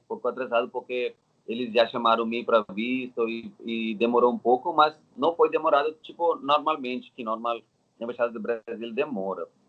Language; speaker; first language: Portuguese; non-native, learner; Telugu